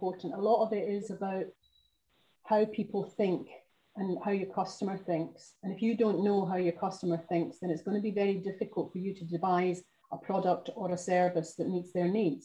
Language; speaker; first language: English; native; English